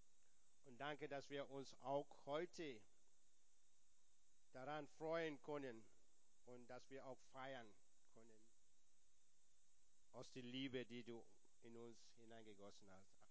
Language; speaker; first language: German; non-native, learner; English